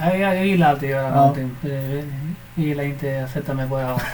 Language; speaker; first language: Swedish; non-native, fluent; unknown